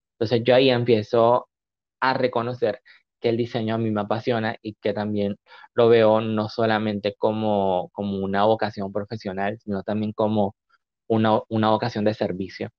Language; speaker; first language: Spanish; native; Spanish